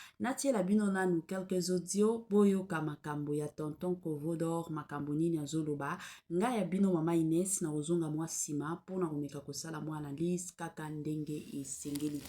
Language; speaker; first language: Lingala; non-native, local second language; Swahili